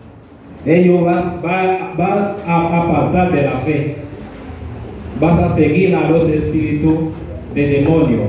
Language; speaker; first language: Spanish; non-native, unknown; Haitian Creole